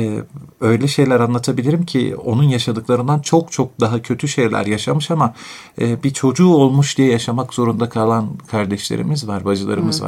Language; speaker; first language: Turkish; native; Turkish